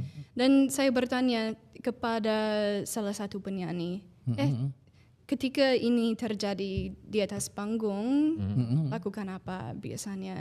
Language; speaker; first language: Indonesian; non-native, fluent; English